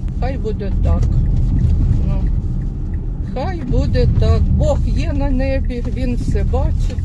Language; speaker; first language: Ukrainian; non-native, local second language; Russian